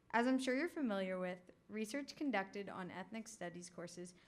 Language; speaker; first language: English; early bilingual, other home language; Urdu